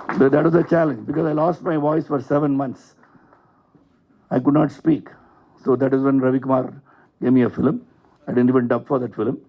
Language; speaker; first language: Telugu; non-native, learner; Tamil